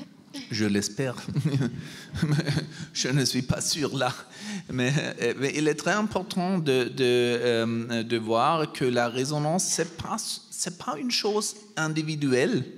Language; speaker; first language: French; non-native, learner; German